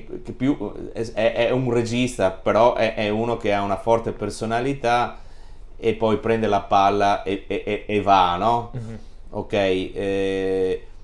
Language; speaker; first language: Italian; native; Italian